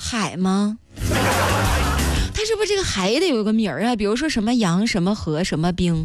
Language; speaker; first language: Chinese; native; Chinese